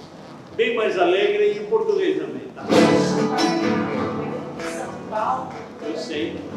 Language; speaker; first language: Portuguese; non-native, fluent; Spanish